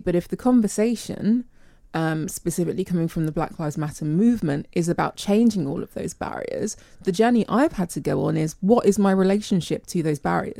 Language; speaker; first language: English; native; English